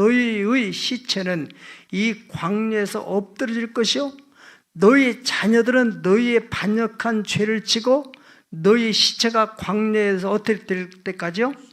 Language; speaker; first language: Korean; native; Korean